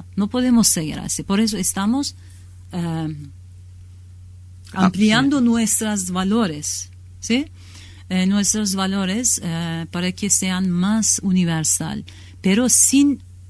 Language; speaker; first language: Spanish; non-native, learner; Kurdish